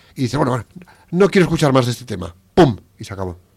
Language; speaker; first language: Spanish; native; Spanish